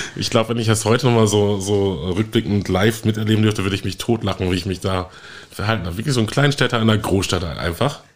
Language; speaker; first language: German; native; German